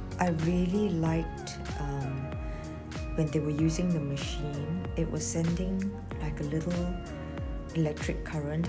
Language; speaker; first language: English; native; English